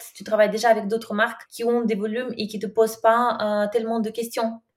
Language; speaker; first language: French; non-native, fluent; Russian